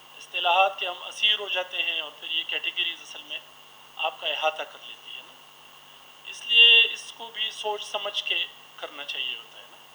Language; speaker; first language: Urdu; non-native, local second language; Pashto